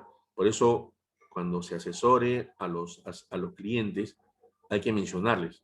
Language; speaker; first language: Spanish; native; Spanish